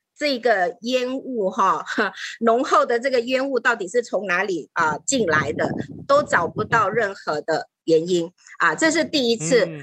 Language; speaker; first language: Chinese; native; Chinese